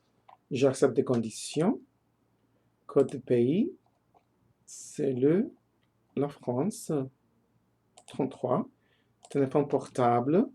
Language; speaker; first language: French; non-native, learner; English